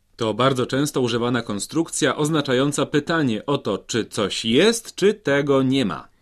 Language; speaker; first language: Polish; native; Polish